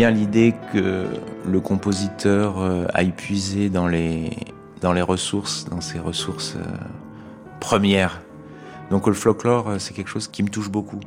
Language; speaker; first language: French; native; French